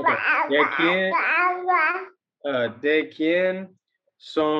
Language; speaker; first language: Spanish; non-native, learner; English